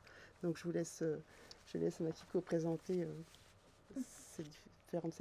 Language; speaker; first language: French; native; French